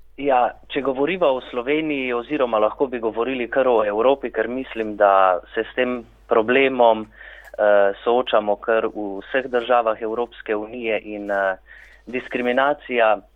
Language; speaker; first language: Slovenian; non-native, local second language; Romany